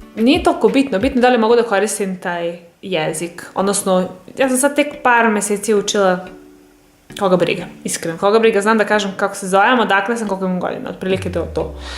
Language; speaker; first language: Serbian; native; Serbian